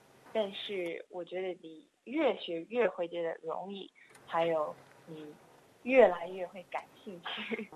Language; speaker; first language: Chinese; non-native, fluent; English